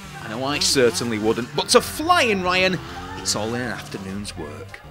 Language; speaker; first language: English; native; English